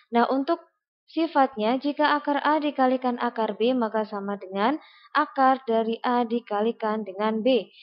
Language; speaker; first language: Indonesian; native; Indonesian